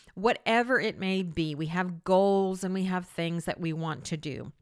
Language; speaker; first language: English; native; English